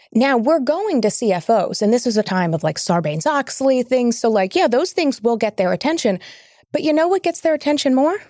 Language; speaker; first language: English; native; English